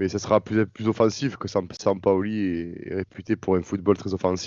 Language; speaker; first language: French; native; French